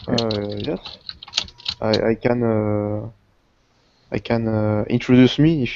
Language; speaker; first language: English; non-native, learner; Portuguese